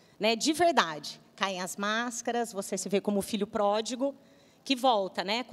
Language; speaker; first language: Portuguese; native; Portuguese